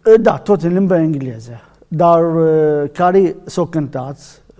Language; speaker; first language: Romanian; non-native, learner; Arabic